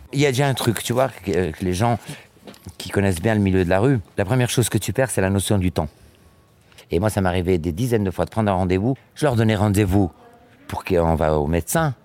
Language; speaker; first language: French; native; French